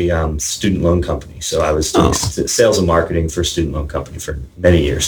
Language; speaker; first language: English; native; English